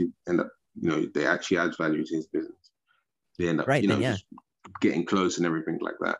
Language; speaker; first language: English; native; English